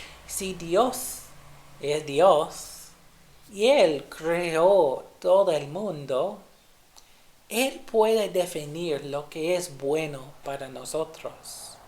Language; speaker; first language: Spanish; non-native, fluent; English